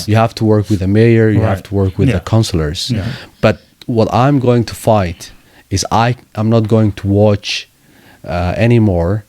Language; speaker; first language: English; non-native, fluent; Somali